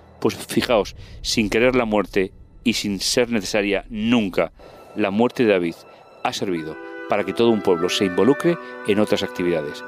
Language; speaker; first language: Spanish; native; Spanish